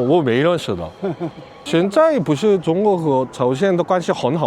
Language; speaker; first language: Chinese; non-native, learner; Korean